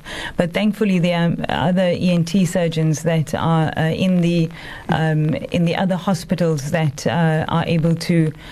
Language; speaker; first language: English; native; English